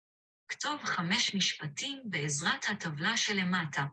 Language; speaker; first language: Hebrew; non-native, learner; English